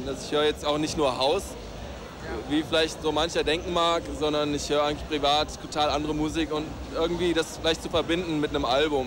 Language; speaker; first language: German; native; German